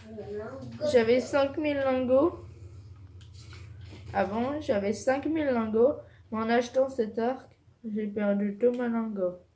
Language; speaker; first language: French; native; French